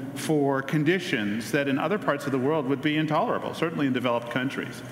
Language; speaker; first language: English; native; English